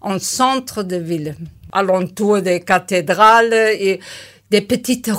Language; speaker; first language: French; non-native, learner; German